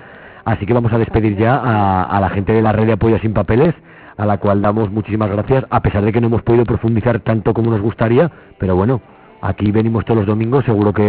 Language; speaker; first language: Spanish; native; Spanish